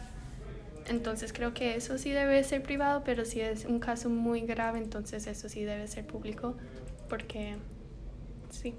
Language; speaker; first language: Spanish; early bilingual, heritage; Spanish